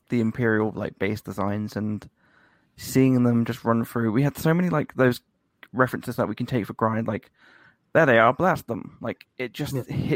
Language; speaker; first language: English; native; English